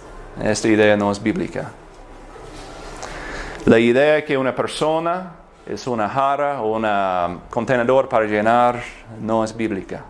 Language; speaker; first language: Spanish; non-native, fluent; English